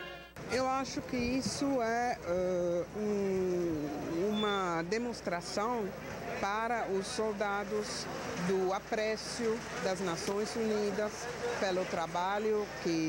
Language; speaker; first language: Portuguese; non-native, fluent; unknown